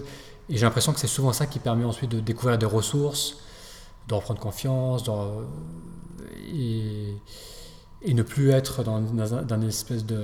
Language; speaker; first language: French; native; French